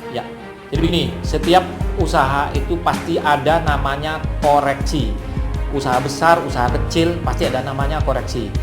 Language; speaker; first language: Indonesian; non-native, local second language; Madurese